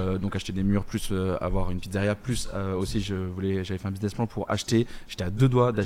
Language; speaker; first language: French; native; French